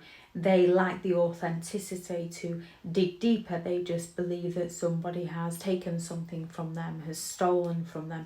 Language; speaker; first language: English; native; English